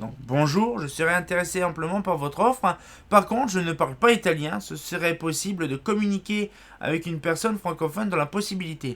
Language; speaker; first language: French; native; French